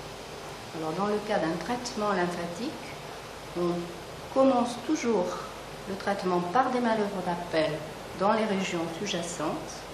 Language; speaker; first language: French; native; French